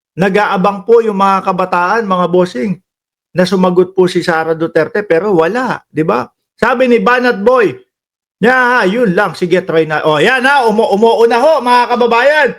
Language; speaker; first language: Filipino; native; Filipino